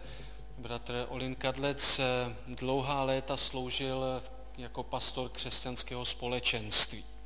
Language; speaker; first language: Czech; native; Czech